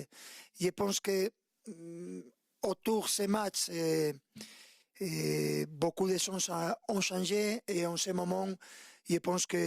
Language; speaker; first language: French; non-native, fluent; Spanish